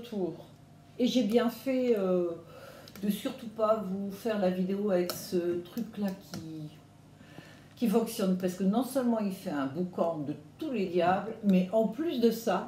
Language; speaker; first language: French; native; French